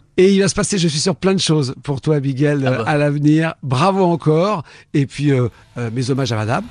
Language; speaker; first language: French; native; French